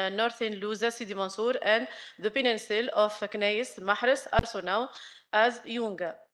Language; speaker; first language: English; non-native, learner; Arabic